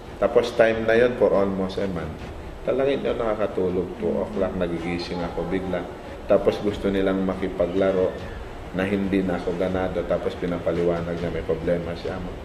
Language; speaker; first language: Filipino; non-native, local second language; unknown